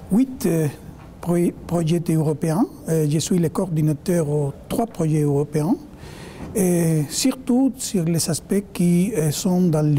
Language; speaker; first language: French; non-native, fluent; Spanish